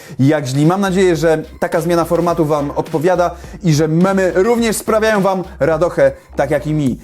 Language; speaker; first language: Polish; native; Polish